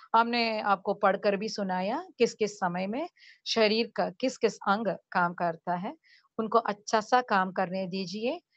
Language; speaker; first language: Hindi; non-native, local second language; Tamil